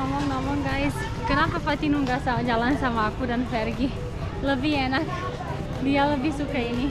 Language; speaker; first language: Indonesian; non-native, learner; English